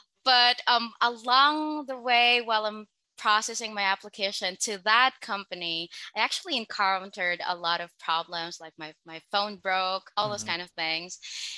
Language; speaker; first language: English; non-native, local second language; Filipino